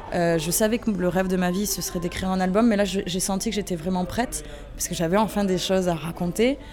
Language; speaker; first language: French; native; French